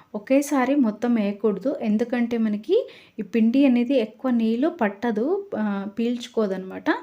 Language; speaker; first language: Telugu; non-native, local second language; Lambadi